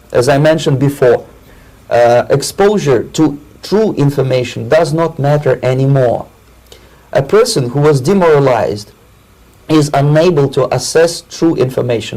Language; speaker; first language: English; non-native, fluent; Russian